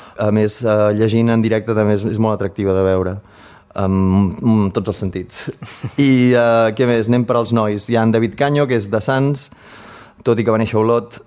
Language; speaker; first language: Catalan; native; Catalan